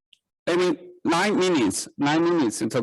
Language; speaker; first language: English; non-native, learner; Chinese